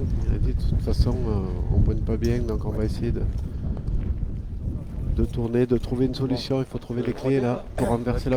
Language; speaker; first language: French; native; French